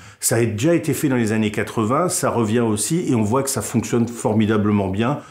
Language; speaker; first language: French; native; French